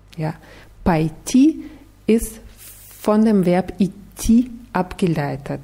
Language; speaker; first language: German; non-native, fluent; Russian